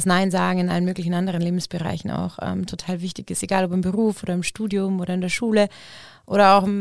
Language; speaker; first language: German; native; German